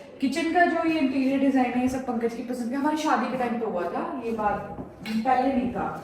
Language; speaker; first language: Hindi; native; Hindi